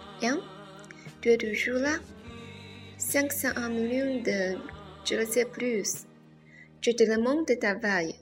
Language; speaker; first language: French; non-native, learner; Chinese